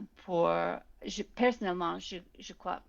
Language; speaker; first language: French; non-native, fluent; English